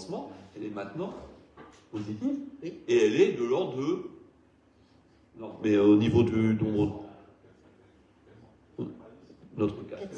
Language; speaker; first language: French; native; French